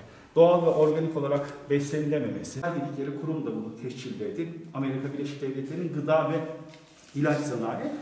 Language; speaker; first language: Turkish; native; Turkish